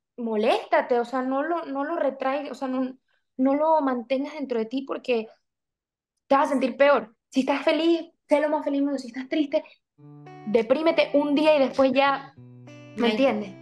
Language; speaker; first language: Spanish; native; Spanish